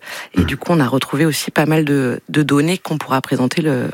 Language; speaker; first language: French; native; French